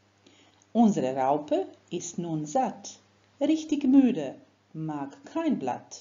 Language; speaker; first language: German; non-native, fluent; Croatian